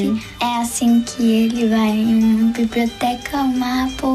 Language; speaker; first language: Portuguese; early bilingual, heritage; Portuguese